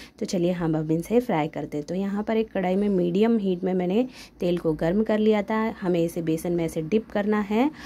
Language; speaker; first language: Hindi; non-native, local second language; Marathi